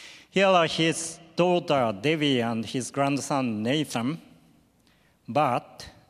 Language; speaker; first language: English; non-native, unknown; Japanese